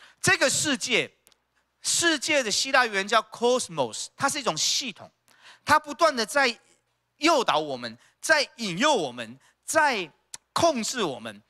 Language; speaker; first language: Chinese; native; Chinese